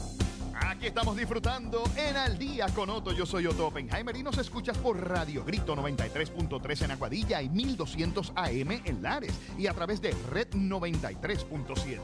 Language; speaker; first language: Spanish; native; Spanish